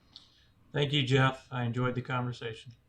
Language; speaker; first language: English; native; English